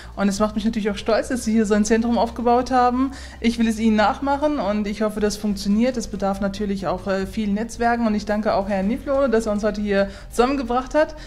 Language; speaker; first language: German; native; German